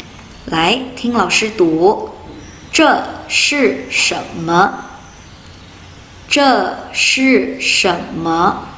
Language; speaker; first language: Chinese; non-native, fluent; Indonesian